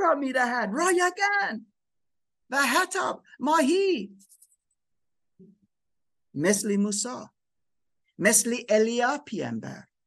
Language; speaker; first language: Persian; non-native, learner; German